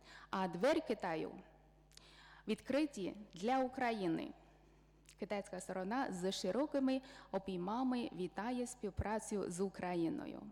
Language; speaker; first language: Ukrainian; non-native, fluent; Chinese